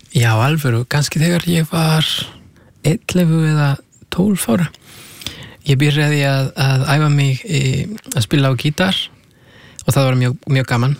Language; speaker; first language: Icelandic; non-native, fluent; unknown